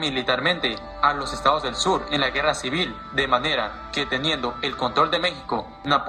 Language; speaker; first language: Spanish; native; Spanish